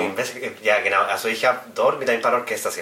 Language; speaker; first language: German; non-native, fluent; Spanish